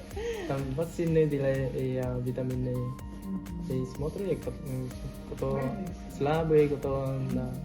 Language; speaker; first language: Russian; non-native, learner; Vietnamese